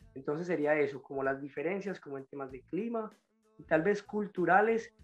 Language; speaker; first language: Spanish; native; Spanish